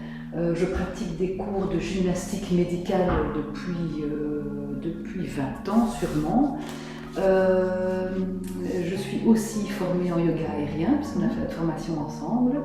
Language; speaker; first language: French; native; French